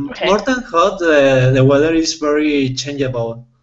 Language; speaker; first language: English; non-native, fluent; Spanish